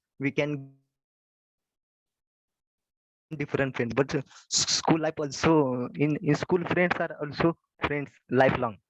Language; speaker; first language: English; non-native, learner; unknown